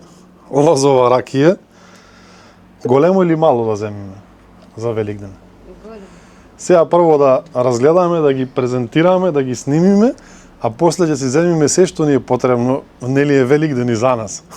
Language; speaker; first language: Macedonian; native; Macedonian